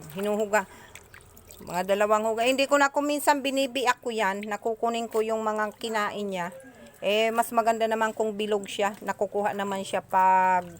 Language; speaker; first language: Filipino; non-native, local second language; Masbatenyo